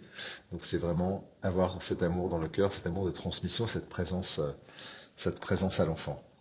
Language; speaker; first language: French; native; French